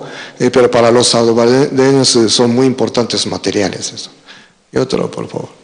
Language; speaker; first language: Spanish; non-native, fluent; Japanese